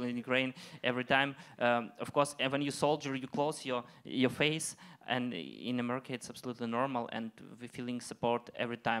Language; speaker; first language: English; non-native, learner; Ukrainian